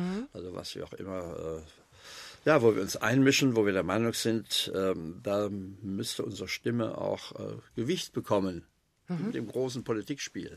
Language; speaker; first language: German; native; German